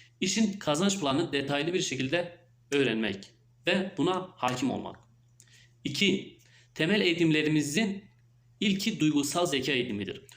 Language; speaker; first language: Turkish; native; Turkish